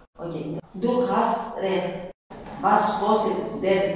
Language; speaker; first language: German; non-native, learner; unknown